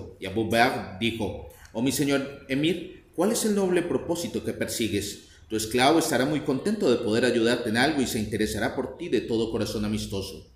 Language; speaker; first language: Spanish; native; Spanish